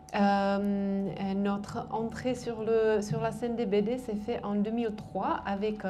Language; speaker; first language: French; non-native, fluent; Czech